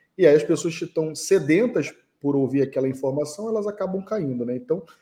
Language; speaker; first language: Portuguese; early bilingual, heritage; English